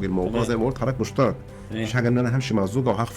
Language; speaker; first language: Arabic; native; Arabic